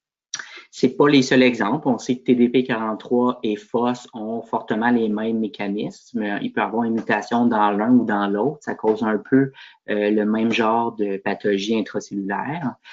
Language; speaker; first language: French; native; French